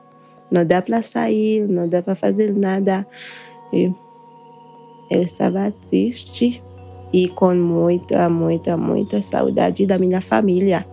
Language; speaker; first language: Portuguese; non-native, learner; Haitian Creole